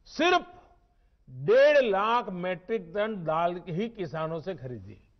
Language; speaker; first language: Hindi; non-native, local second language; Gujarati